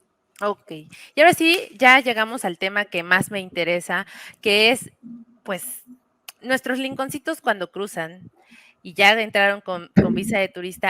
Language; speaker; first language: Spanish; native; Spanish